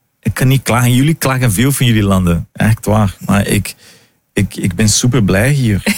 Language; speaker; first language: Dutch; non-native, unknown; Portuguese